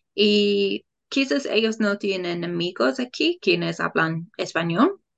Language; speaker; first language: Spanish; non-native, fluent; English